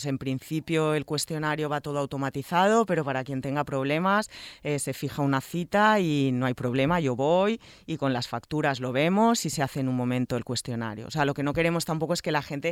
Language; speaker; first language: Spanish; native; Spanish